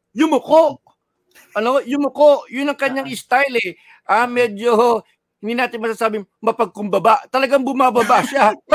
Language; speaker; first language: Filipino; native; Filipino